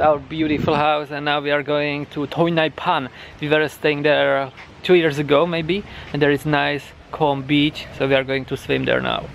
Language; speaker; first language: English; non-native, fluent; Czech